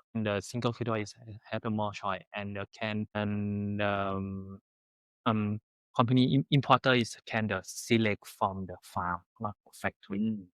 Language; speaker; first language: English; non-native, learner; Thai